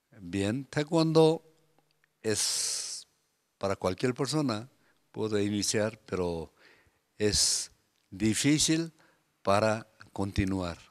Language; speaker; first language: Spanish; non-native, fluent; Korean